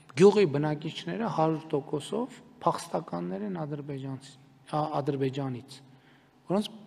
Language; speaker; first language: Armenian; native; Armenian